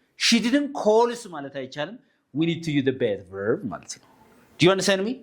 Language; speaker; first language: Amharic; native; Amharic